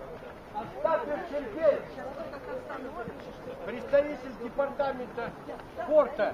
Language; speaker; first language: Russian; native; Russian